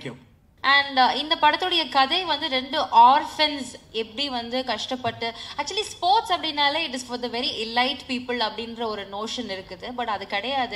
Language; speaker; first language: Tamil; native; Tamil